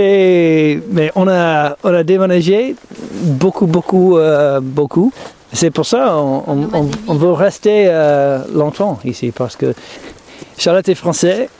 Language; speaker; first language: French; non-native, fluent; English